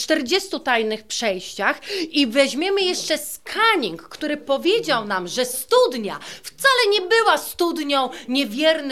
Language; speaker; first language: Polish; native; Polish